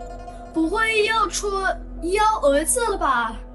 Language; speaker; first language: Chinese; native; Chinese